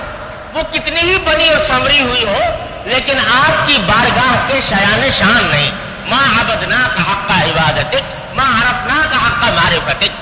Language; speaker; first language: Urdu; native; Urdu